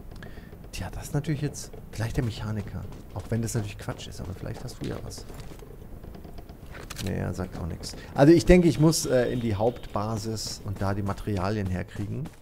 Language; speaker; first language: German; native; German